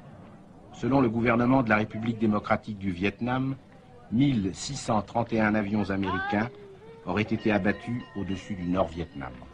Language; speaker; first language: French; native; French